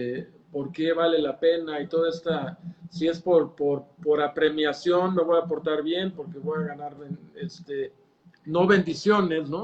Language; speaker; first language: Spanish; native; Spanish